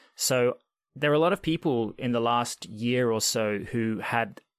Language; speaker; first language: English; native; English